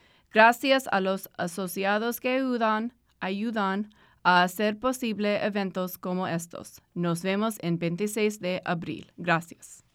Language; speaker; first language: Spanish; non-native, learner; English